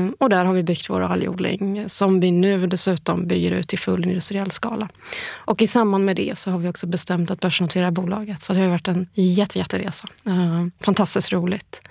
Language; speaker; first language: Swedish; early bilingual, heritage; Swedish